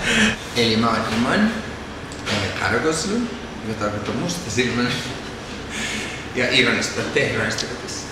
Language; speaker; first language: Finnish; early bilingual, other home language; Persian